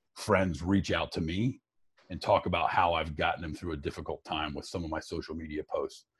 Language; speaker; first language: English; native; English